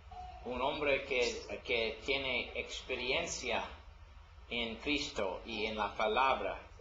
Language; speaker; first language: Spanish; non-native, learner; English